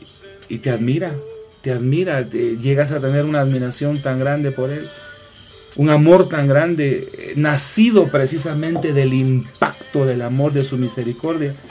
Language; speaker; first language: Spanish; native; Spanish